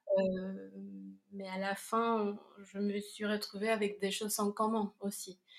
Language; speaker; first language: French; non-native, fluent; Spanish